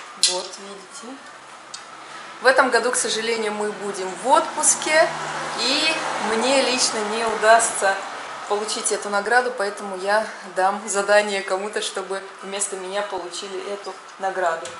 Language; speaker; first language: Russian; native; Russian